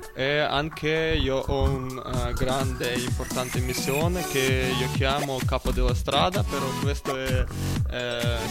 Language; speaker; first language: Italian; non-native, learner; Ukrainian